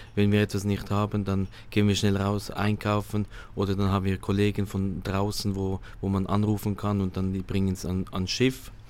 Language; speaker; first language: German; native; German